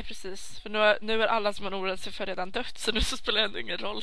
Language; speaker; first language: Swedish; native; Swedish